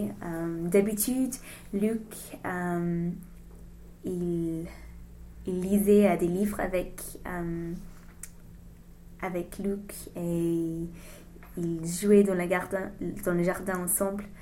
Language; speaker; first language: French; non-native, learner; English